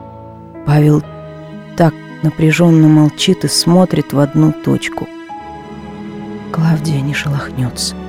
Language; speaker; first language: Russian; native; Russian